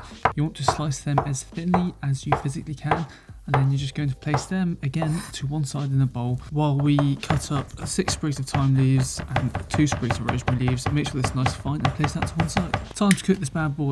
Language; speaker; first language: English; native; English